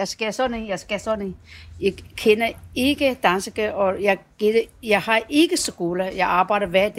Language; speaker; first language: Danish; non-native, learner; Chinese